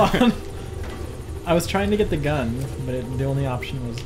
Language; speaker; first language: English; native; English